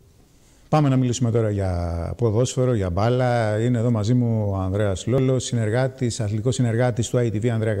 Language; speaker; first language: Greek; native; Greek